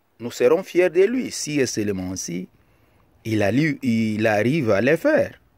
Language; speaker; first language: French; non-native, local second language; Lingala